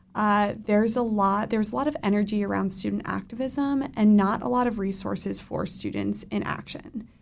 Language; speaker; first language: English; native; English